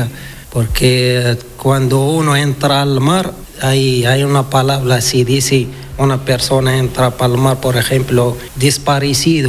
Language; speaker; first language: Spanish; non-native, learner; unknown